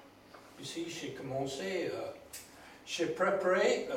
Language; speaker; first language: French; non-native, learner; English